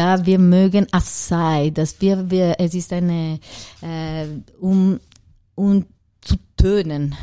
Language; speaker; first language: German; non-native, fluent; Italian